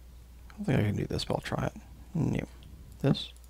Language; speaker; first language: English; native; English